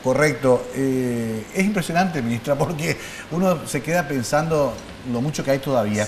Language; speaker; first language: Spanish; native; Spanish